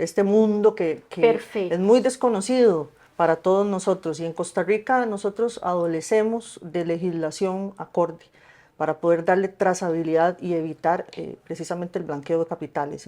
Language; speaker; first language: Spanish; native; Spanish